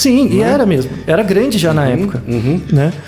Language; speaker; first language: Portuguese; native; Portuguese